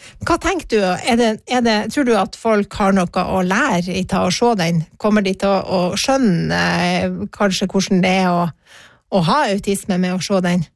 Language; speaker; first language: Norwegian; native; Norwegian